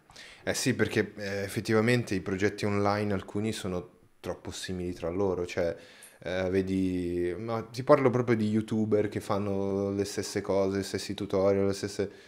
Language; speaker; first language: Italian; non-native, fluent; Portuguese